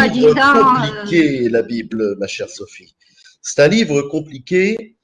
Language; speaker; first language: French; native; French